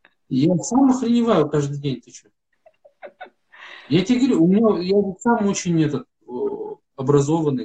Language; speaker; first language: Russian; native; Russian